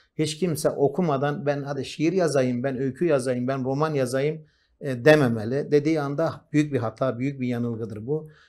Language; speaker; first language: Turkish; non-native, local second language; Kurdish